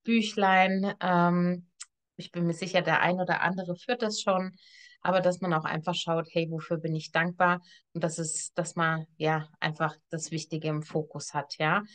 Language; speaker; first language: German; native; German